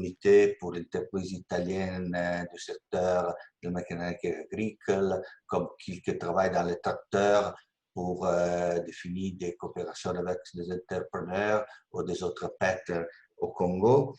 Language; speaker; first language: French; non-native, learner; Italian